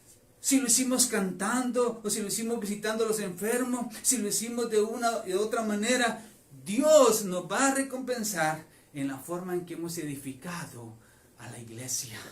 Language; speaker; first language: Spanish; native; Spanish